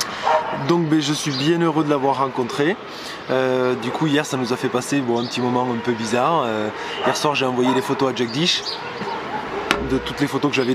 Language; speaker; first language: French; native; French